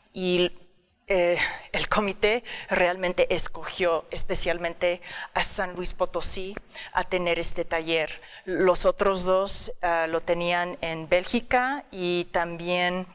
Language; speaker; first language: Spanish; early bilingual, heritage; English